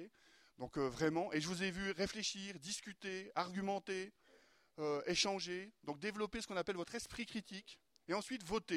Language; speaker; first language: French; native; French